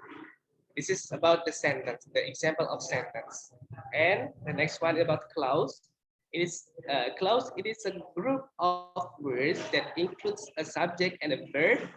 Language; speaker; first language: English; non-native, learner; Indonesian